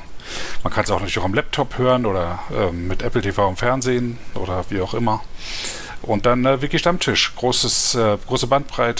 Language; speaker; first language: German; native; German